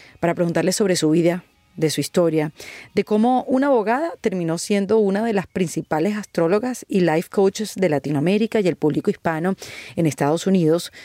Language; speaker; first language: Spanish; native; Spanish